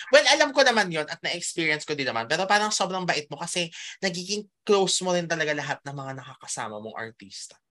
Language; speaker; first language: Filipino; native; Filipino